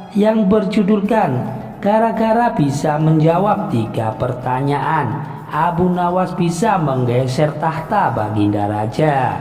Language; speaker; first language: Indonesian; native; Indonesian